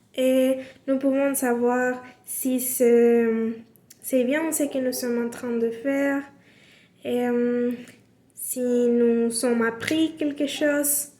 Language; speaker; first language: French; non-native, learner; Spanish